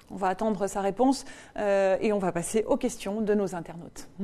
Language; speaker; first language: French; native; French